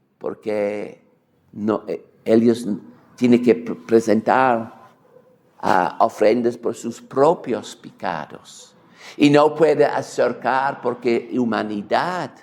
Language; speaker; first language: Spanish; non-native, fluent; English